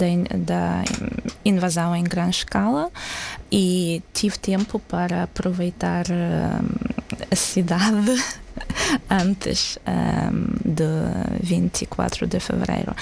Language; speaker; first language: Portuguese; non-native, fluent; Ukrainian